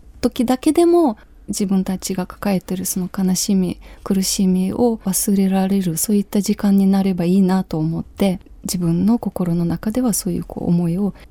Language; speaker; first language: Japanese; non-native, fluent; Ukrainian